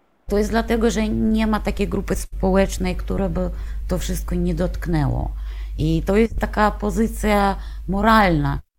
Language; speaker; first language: Polish; non-native, fluent; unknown